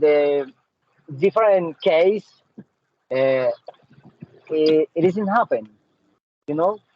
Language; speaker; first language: English; non-native, learner; Spanish